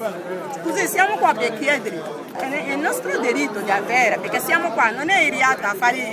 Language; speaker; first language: Italian; non-native, learner; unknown